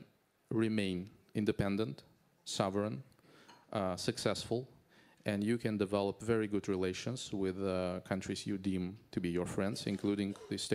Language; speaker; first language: English; non-native, fluent; Azerbaijani